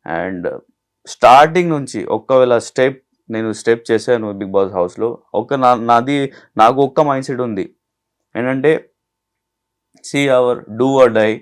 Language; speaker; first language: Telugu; non-native, learner; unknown